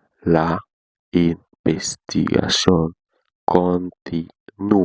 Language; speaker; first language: Spanish; non-native, learner; Haitian Creole